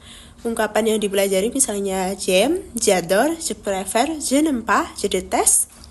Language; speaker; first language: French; non-native, learner; Indonesian